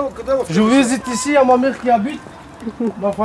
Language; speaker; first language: French; non-native, learner; Romanian